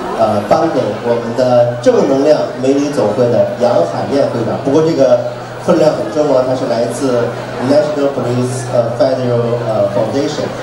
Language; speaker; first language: Chinese; native; Chinese